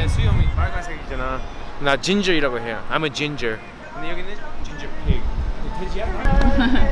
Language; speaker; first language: Korean; non-native, learner; English